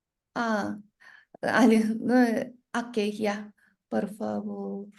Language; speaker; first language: Spanish; non-native, learner; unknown